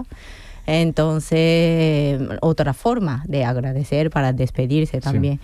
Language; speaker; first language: Spanish; non-native, fluent; Japanese